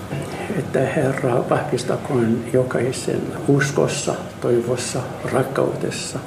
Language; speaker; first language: Finnish; non-native, fluent; Arabic